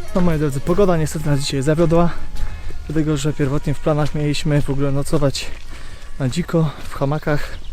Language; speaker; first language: Polish; native; Polish